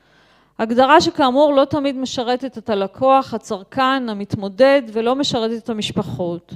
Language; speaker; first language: Hebrew; native; Hebrew